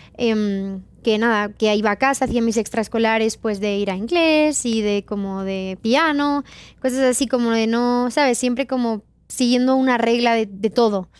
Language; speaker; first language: Spanish; native; Spanish